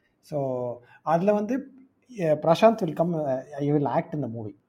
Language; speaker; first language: English; non-native, local second language; Tamil